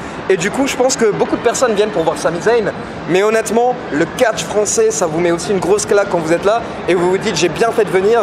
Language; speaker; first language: French; native; French